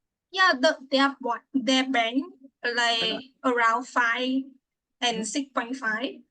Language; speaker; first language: English; non-native, fluent; Vietnamese